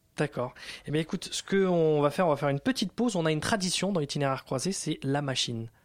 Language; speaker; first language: French; native; French